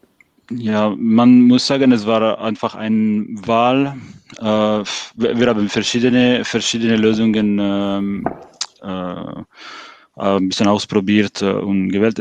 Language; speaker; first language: German; non-native, fluent; French